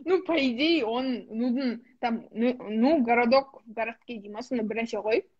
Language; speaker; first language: Russian; non-native, local second language; Kazakh